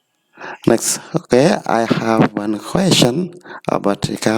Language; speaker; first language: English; non-native, learner; Indonesian